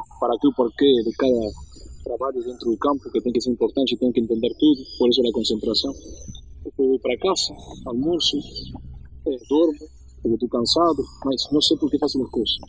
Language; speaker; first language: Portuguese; non-native, learner; Spanish